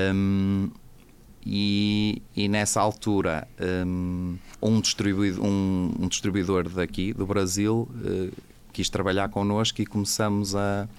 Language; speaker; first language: Portuguese; native; Portuguese